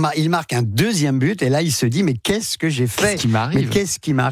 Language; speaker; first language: French; native; French